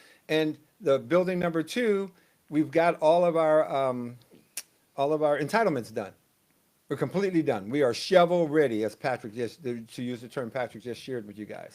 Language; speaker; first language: English; native; English